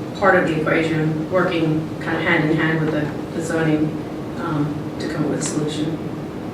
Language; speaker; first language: English; native; English